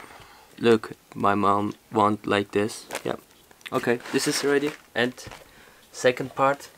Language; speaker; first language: English; non-native, learner; Turkish